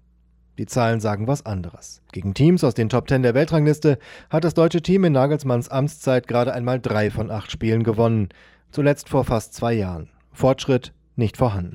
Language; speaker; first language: German; native; German